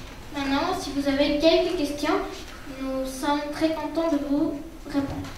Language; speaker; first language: French; non-native, learner; Spanish